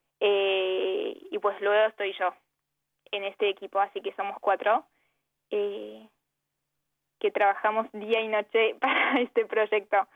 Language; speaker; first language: Spanish; early bilingual, heritage; Spanish